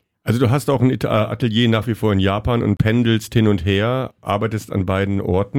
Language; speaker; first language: German; native; German